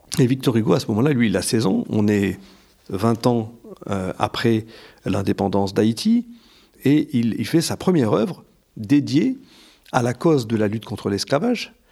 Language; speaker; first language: French; native; French